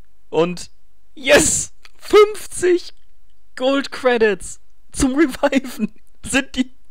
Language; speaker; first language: German; native; German